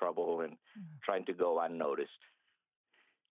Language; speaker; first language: English; early bilingual, other home language; Spanish